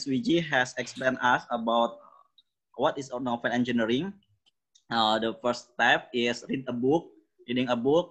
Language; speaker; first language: English; non-native, learner; Indonesian